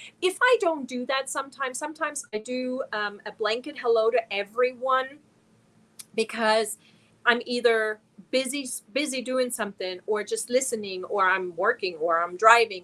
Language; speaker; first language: English; early bilingual, other home language; German